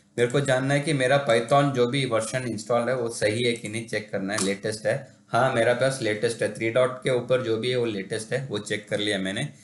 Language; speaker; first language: Hindi; non-native, local second language; Tamil